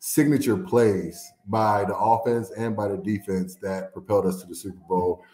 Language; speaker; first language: English; native; English